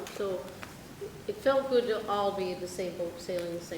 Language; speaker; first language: English; native; English